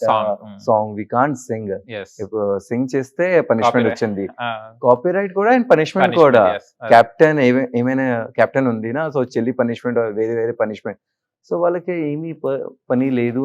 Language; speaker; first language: Telugu; non-native, learner; Hindi